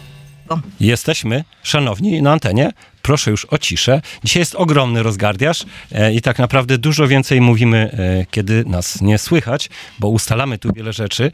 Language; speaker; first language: Polish; native; Polish